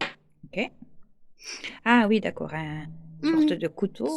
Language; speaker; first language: French; native; French